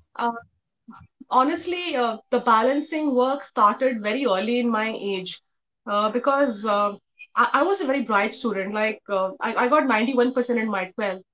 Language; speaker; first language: English; non-native, local second language; Hindi